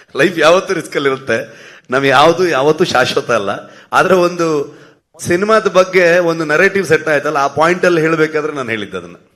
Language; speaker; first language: Kannada; native; Kannada